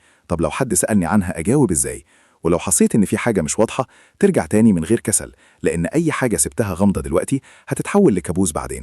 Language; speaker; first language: Arabic; native; Arabic